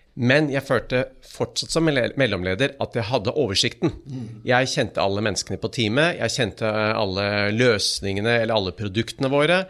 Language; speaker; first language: Norwegian; native; Norwegian